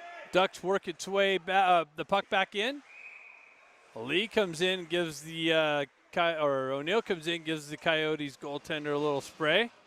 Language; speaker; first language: English; native; English